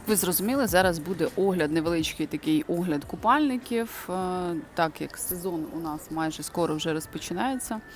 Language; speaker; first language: Ukrainian; non-native, local second language; Russian